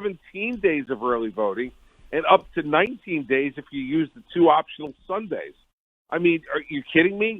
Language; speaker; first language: English; native; English